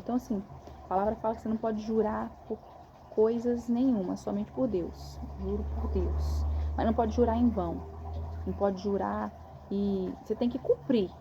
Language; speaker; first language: Portuguese; native; Portuguese